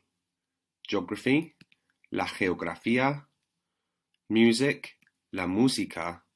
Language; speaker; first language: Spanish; non-native, fluent; English